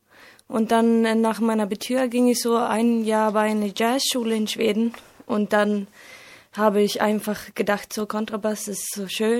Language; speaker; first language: German; non-native, fluent; Swedish